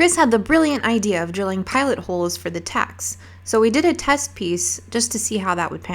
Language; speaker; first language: English; native; English